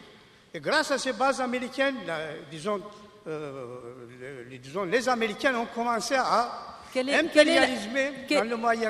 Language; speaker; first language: French; non-native, fluent; Turkish